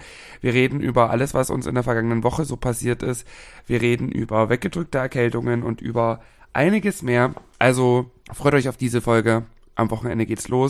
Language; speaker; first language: German; native; German